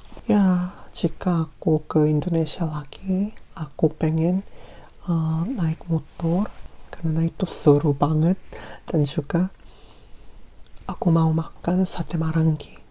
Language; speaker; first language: Indonesian; non-native, fluent; Korean